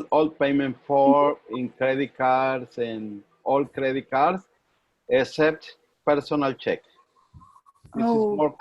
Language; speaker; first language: English; non-native, learner; Spanish